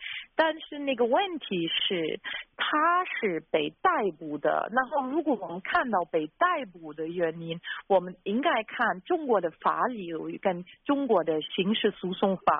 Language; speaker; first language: Chinese; non-native, fluent; German